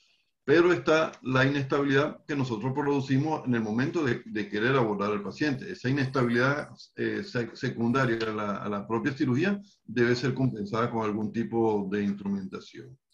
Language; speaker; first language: Spanish; native; Spanish